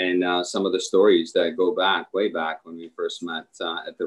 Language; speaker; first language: English; non-native, fluent; Czech